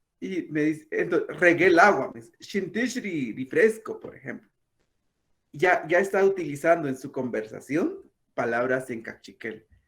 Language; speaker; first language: Spanish; non-native, local second language; Kaqchikel